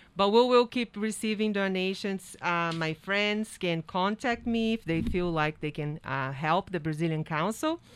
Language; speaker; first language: English; non-native, learner; Portuguese